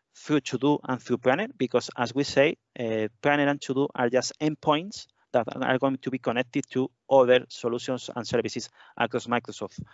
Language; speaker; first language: English; non-native, fluent; Spanish